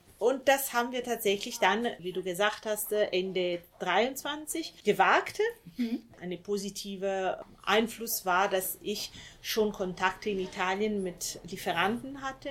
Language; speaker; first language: German; non-native, fluent; Italian